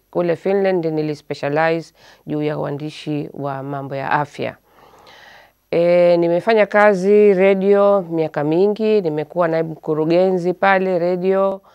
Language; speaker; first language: Swahili; native; Swahili